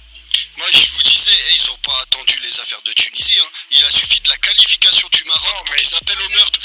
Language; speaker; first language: French; early bilingual, other home language; Arabic